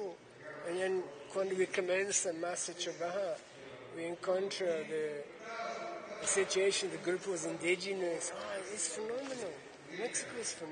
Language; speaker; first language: Spanish; non-native, learner; English